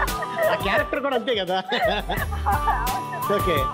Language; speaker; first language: Telugu; native; Telugu